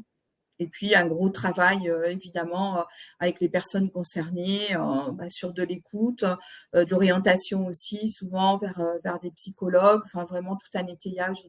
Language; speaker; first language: French; native; French